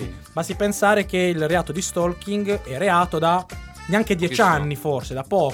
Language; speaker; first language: Italian; native; Italian